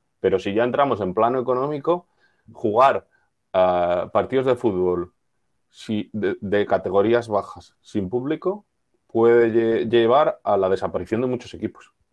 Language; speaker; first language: Spanish; native; Spanish